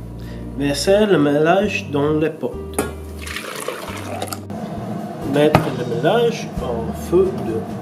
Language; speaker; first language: French; non-native, learner; Latvian